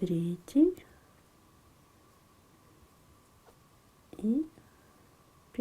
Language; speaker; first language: Russian; native; Russian